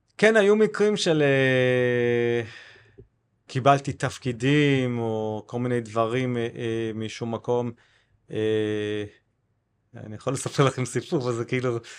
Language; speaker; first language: Hebrew; non-native, fluent; English